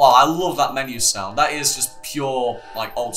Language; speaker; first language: English; native; English